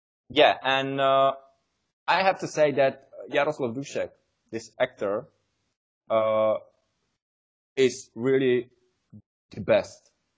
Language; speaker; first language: English; non-native, learner; Czech